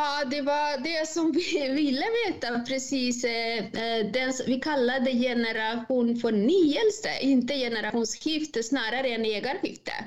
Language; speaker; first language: Swedish; non-native, fluent; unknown